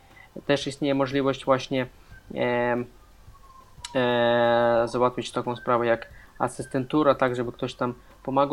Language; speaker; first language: Polish; non-native, fluent; Russian